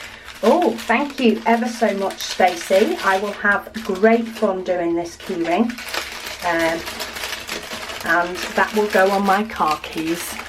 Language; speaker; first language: English; native; English